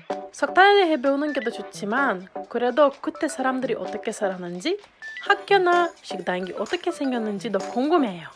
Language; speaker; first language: Korean; non-native, fluent; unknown